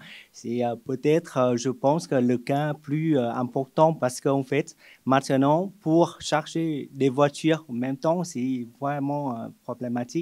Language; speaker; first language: French; non-native, fluent; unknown